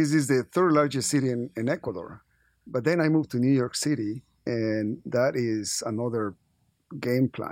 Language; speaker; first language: English; non-native, fluent; Spanish